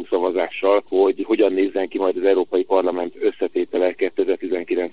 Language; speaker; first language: Hungarian; native; Hungarian